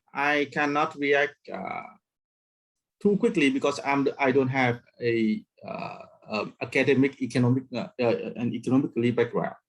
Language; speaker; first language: English; non-native, learner; Vietnamese